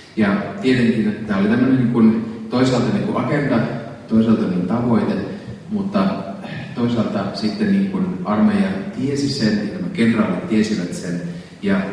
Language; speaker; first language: Finnish; native; Finnish